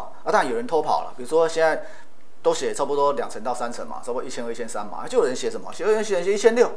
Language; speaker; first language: Chinese; native; Chinese